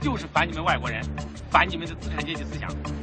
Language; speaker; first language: Chinese; native; Chinese